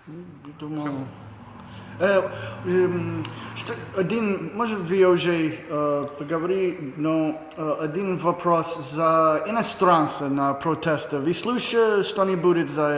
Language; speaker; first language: Russian; non-native, learner; English